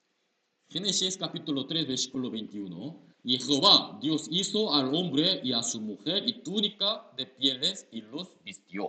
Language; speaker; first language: Spanish; non-native, learner; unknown